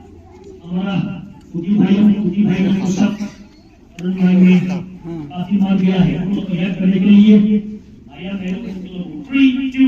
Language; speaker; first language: Hindi; non-native, local second language; Thado Chin